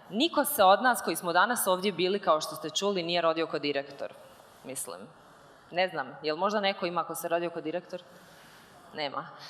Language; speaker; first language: Croatian; native; Croatian